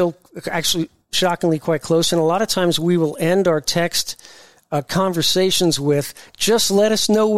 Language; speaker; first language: English; native; English